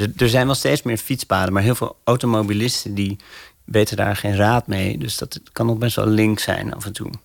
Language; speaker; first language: Dutch; native; Dutch